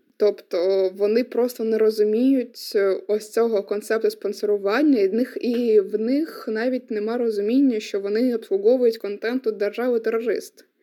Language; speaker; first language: Ukrainian; non-native, local second language; Russian